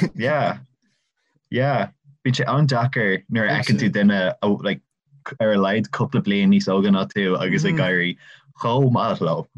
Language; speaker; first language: Irish; non-native, local second language; English